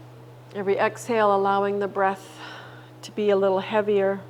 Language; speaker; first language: English; native; English